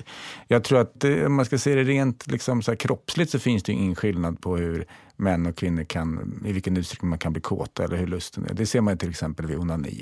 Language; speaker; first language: Swedish; native; Swedish